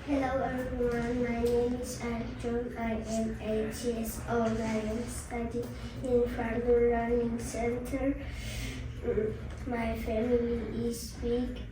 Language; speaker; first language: English; non-native, learner; Tajik